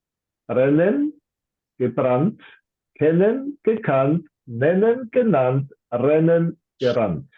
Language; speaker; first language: German; non-native, fluent; English